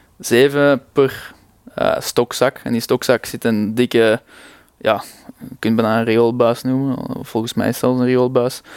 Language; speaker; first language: Dutch; native; Dutch